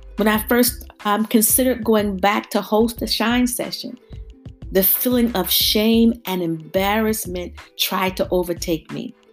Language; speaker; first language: English; native; English